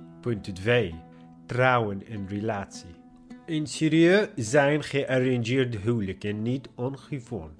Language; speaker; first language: Dutch; non-native, learner; Arabic